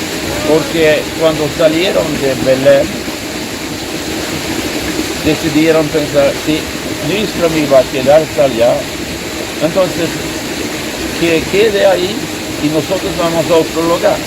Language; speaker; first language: Spanish; non-native, fluent; Swedish